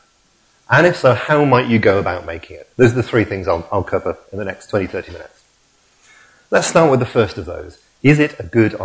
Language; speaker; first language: English; native; English